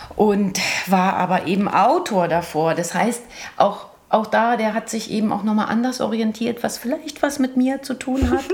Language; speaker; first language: German; early bilingual, other home language; Croatian